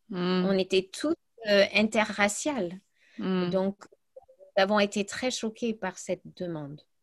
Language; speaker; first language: French; early bilingual, other home language; English